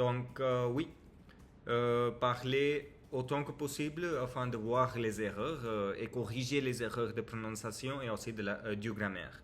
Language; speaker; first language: French; non-native, learner; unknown